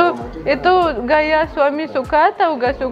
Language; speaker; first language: Indonesian; non-native, learner; Russian